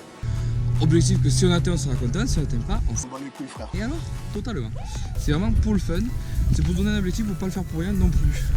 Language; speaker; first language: French; native; French